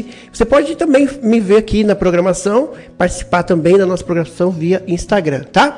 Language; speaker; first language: Portuguese; native; Portuguese